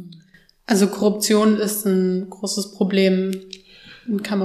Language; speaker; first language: German; native; German